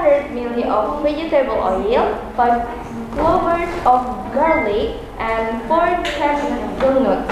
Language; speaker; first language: English; non-native, learner; Indonesian